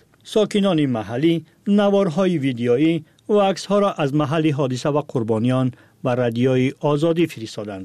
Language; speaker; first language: Persian; native; Persian